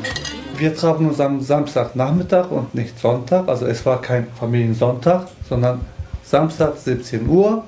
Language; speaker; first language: German; early bilingual, other home language; Turkish